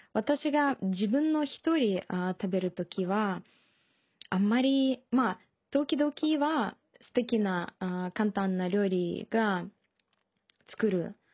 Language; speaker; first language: Japanese; non-native, learner; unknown